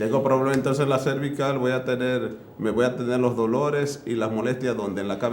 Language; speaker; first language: Spanish; native; Spanish